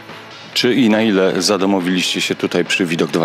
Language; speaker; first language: Polish; native; Polish